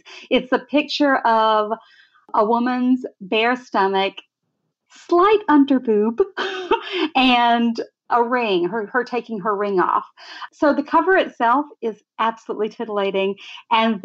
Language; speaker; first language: English; native; English